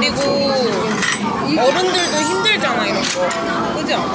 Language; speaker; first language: Korean; native; Korean